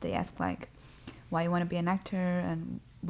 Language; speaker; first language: English; non-native, fluent; Portuguese